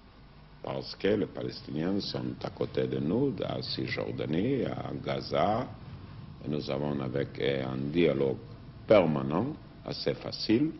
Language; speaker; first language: French; non-native, fluent; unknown